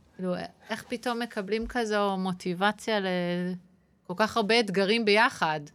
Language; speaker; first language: Hebrew; native; Hebrew